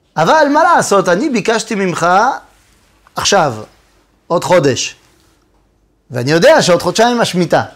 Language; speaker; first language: Hebrew; non-native, fluent; French